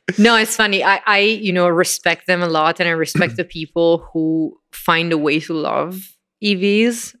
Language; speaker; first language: English; non-native, fluent; Italian